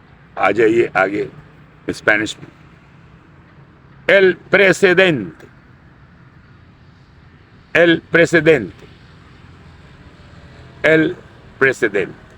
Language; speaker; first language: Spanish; non-native, fluent; Urdu